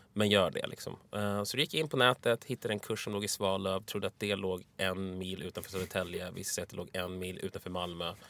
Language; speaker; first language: Swedish; native; Swedish